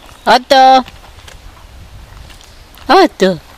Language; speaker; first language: Italian; native; Italian